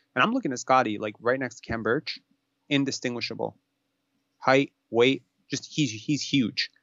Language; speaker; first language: English; native; English